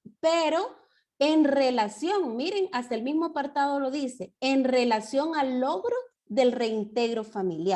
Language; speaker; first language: Spanish; native; Spanish